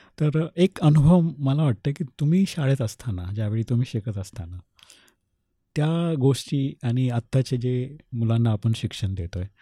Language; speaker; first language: Marathi; non-native, local second language; Hindi